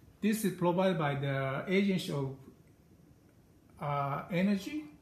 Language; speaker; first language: English; non-native, learner; Japanese